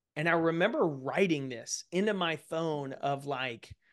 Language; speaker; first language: English; native; English